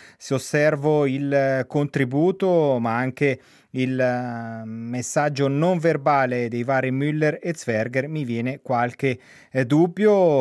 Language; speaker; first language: Italian; native; Italian